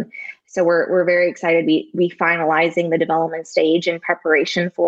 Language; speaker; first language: English; native; English